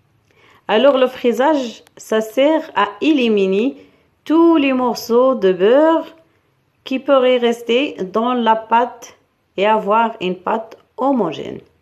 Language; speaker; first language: French; non-native, local second language; Arabic